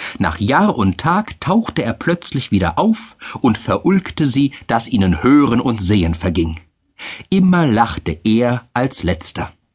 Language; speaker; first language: German; native; German